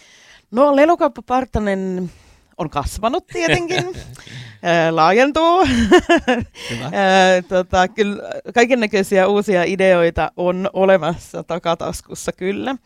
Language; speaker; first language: Finnish; native; Finnish